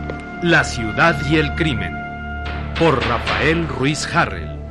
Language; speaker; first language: Spanish; native; Spanish